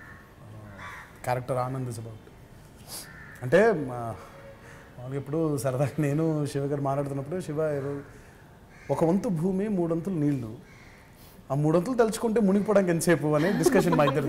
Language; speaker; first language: Telugu; native; Telugu